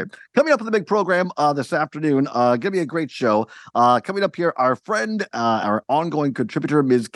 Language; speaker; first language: English; native; English